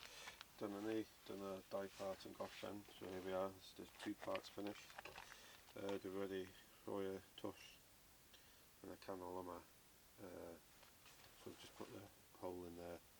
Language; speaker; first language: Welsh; non-native, learner; English